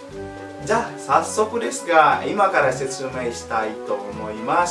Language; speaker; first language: Japanese; non-native, learner; Indonesian